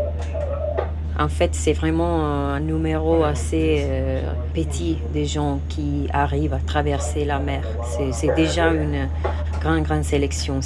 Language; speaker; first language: French; non-native, fluent; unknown